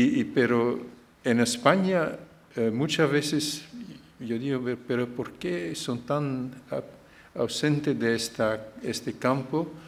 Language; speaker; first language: Spanish; non-native, fluent; Dutch